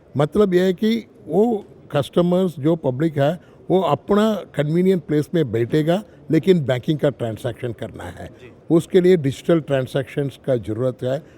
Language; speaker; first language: Hindi; non-native, local second language; Tamil